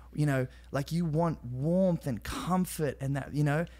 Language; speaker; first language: English; native; English